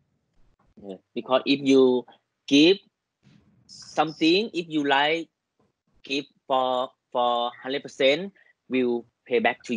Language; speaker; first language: English; non-native, learner; Thai